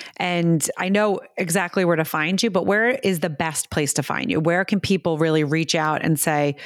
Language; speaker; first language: English; native; English